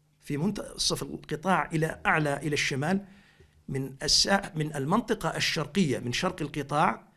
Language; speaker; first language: Arabic; native; Arabic